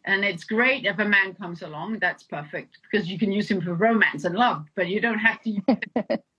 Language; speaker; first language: English; non-native, fluent; Danish